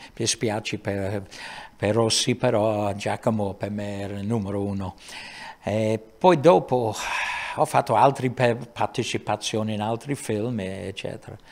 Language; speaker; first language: Italian; non-native, fluent; English